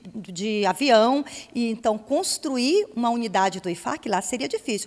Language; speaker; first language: Portuguese; native; Portuguese